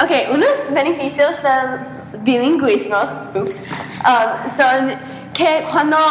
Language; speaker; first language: Spanish; non-native, learner; English